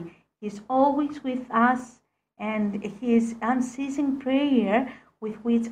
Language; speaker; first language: English; non-native, fluent; Greek